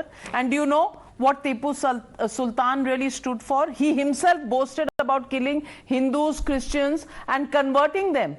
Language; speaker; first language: English; non-native, local second language; Hindi